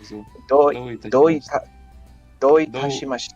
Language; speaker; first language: Japanese; non-native, learner; English